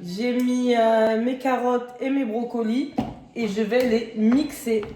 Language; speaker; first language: French; native; French